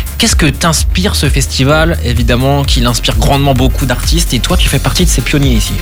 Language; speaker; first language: French; native; French